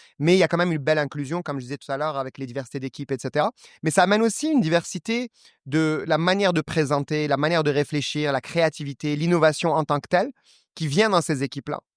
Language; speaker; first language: French; non-native, local second language; Arabic